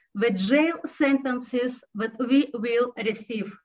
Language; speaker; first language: English; non-native, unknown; Russian